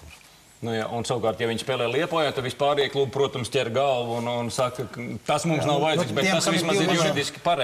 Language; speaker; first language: Latvian; native; Latvian